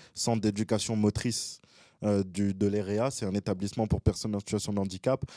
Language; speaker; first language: French; early bilingual, other home language; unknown